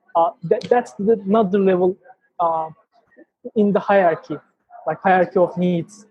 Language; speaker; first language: English; non-native, fluent; Turkish